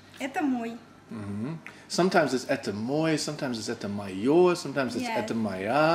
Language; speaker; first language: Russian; non-native, learner; English